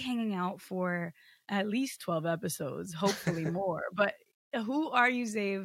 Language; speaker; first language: English; early bilingual, other home language; Portuguese